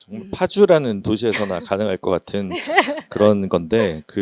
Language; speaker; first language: Korean; native; Korean